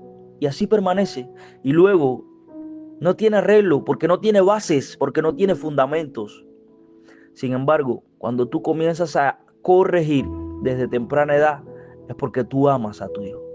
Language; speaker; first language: Spanish; native; Spanish